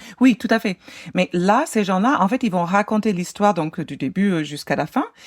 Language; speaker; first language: French; non-native, fluent; English